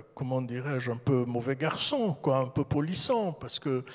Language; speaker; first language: French; early bilingual, heritage; French